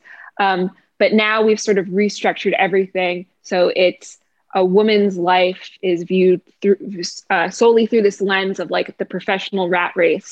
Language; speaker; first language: English; native; English